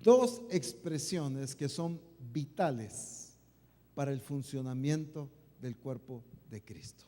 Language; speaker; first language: Spanish; native; Spanish